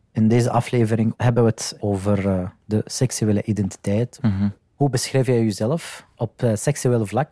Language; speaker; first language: Dutch; non-native, fluent; Arabic